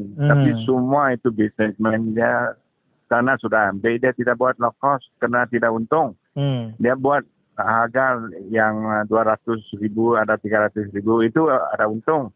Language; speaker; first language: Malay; non-native, local second language; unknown